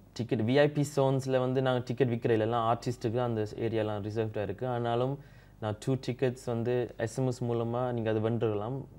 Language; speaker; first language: Tamil; early bilingual, heritage; Tamil